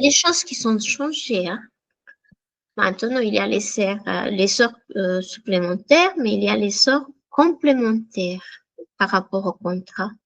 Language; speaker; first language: French; non-native, fluent; Spanish